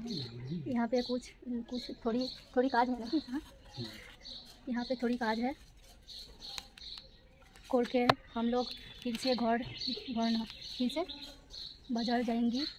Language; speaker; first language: Hindi; non-native, local second language; Bangla